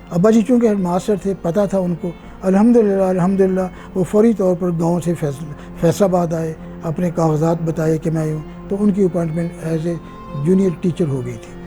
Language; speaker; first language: Urdu; non-native, local second language; Punjabi